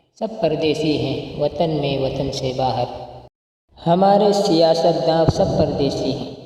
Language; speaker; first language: Urdu; non-native, local second language; Punjabi